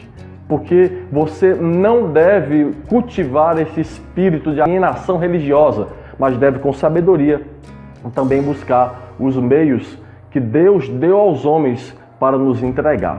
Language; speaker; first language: Portuguese; native; Portuguese